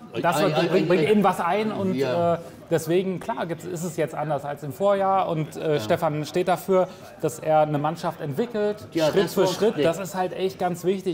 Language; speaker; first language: German; native; German